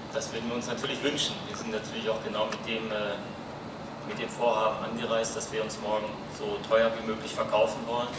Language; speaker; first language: German; native; German